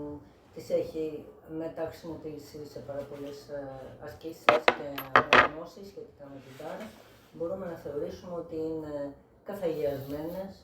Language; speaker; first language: Greek; native; Greek